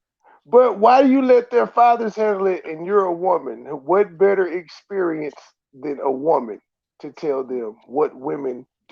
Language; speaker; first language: English; native; English